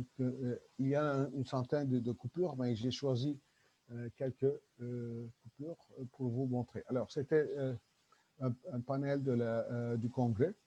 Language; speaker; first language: French; non-native, learner; Turkish